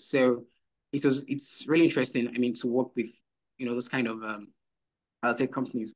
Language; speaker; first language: English; non-native, local second language; Yoruba